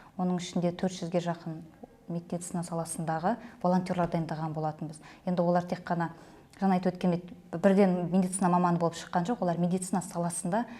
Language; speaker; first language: Kazakh; native; Kazakh